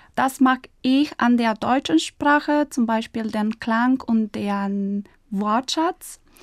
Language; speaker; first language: German; non-native, fluent; Spanish